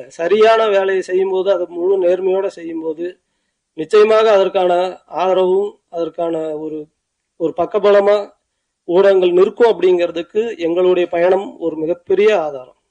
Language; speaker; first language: Tamil; native; Tamil